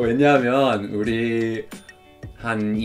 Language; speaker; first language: Korean; non-native, fluent; English